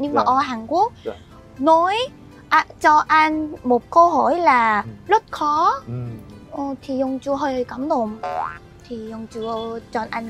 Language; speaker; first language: Vietnamese; non-native, learner; Korean